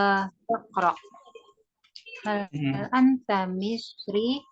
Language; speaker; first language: Arabic; non-native, learner; Indonesian